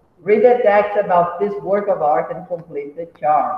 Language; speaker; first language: English; non-native, fluent; Portuguese